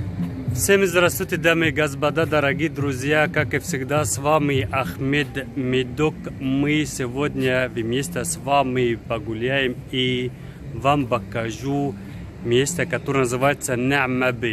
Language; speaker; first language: Russian; non-native, fluent; Arabic